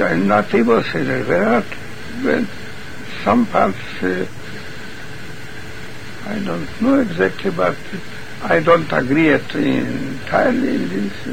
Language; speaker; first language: English; non-native, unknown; Yiddish